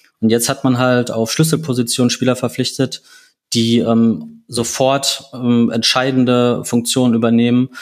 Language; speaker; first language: German; native; German